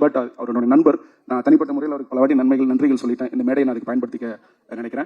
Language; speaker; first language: Tamil; native; Tamil